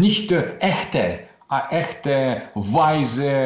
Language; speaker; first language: German; non-native, learner; Russian